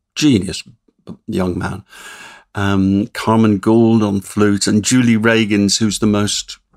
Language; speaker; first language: English; native; English